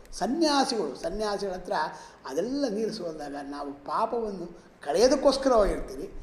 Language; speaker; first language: Kannada; native; Kannada